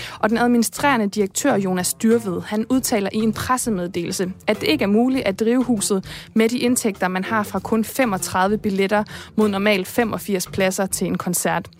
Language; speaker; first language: Danish; native; Danish